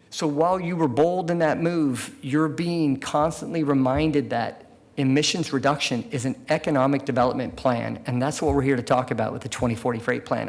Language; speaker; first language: English; native; English